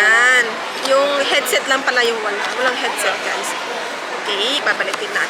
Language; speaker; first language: Filipino; native; Filipino